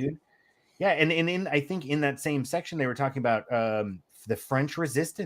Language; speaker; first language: English; native; English